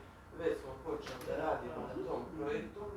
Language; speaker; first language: Bosnian; native; Bosnian